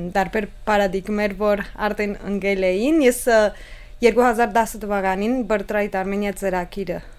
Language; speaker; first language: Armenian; early bilingual, heritage; Armenian